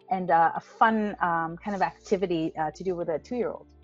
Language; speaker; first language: English; non-native, fluent; Hebrew